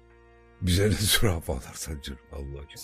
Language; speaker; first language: Turkish; native; Turkish